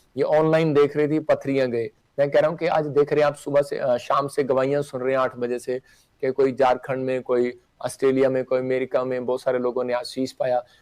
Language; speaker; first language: Hindi; non-native, local second language; Punjabi